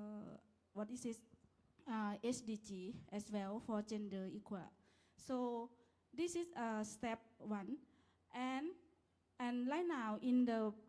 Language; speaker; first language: English; non-native, learner; Lao